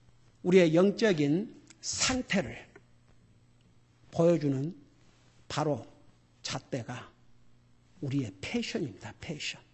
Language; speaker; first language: Korean; native; Korean